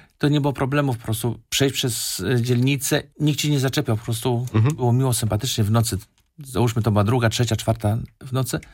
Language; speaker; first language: Polish; native; Polish